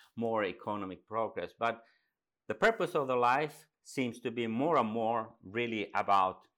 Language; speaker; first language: English; non-native, fluent; Finnish